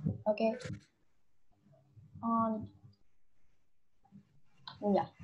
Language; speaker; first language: English; non-native, learner; Vietnamese